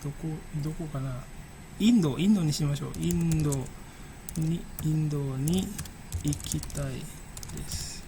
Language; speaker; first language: Japanese; non-native, fluent; Indonesian